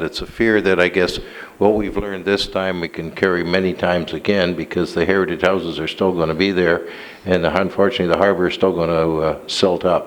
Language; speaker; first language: English; native; English